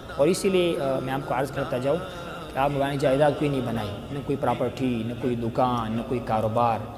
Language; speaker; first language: Urdu; non-native, local second language; Pashto